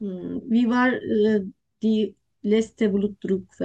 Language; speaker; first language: German; non-native, learner; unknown